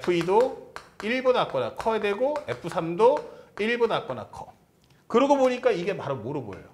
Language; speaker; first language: Korean; native; Korean